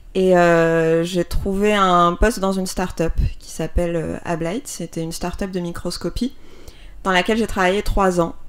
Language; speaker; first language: French; non-native, local second language; Kabyle